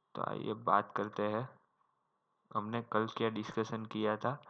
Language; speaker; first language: Hindi; non-native, local second language; Gujarati